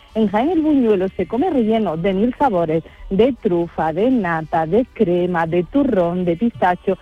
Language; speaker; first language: Spanish; native; Spanish